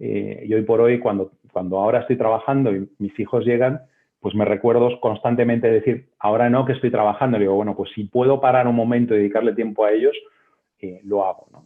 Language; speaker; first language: Spanish; native; Spanish